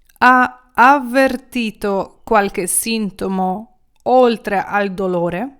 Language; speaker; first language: Italian; non-native, fluent; Ukrainian